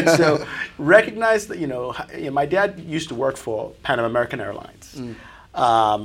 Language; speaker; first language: English; non-native, local second language; Akan